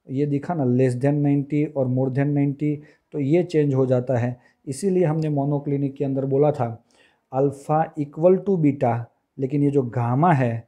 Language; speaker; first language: Hindi; non-native, local second language; Gujarati